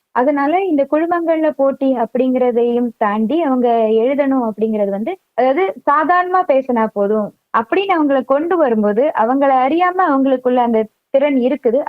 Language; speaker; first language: Tamil; non-native, local second language; Malayalam